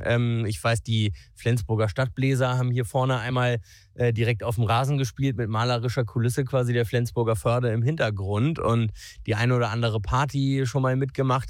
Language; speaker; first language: German; native; German